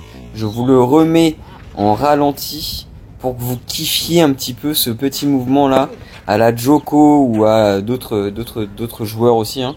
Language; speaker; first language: French; native; French